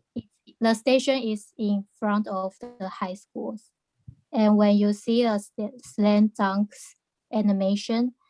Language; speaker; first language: English; non-native, learner; Chinese